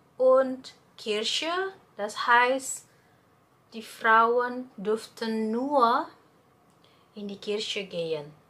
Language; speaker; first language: German; non-native, learner; Indonesian